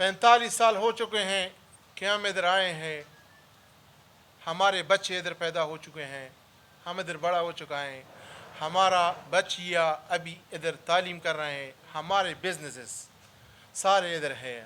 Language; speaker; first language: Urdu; early bilingual, other home language; Pashto